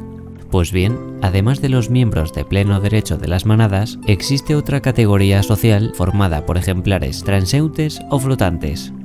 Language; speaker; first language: Spanish; native; Spanish